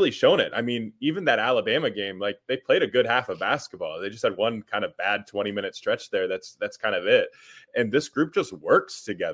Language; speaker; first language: English; native; English